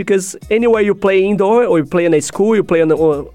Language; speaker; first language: English; non-native, fluent; Portuguese